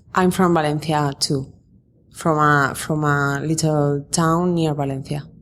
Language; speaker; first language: English; non-native, fluent; Spanish